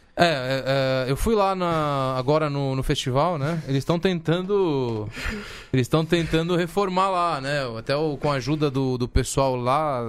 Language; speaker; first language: Portuguese; early bilingual, other home language; Spanish